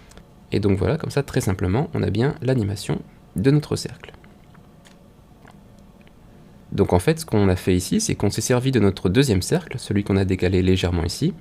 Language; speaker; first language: French; native; French